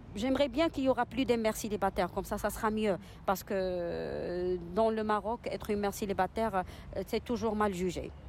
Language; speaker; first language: French; non-native, local second language; Arabic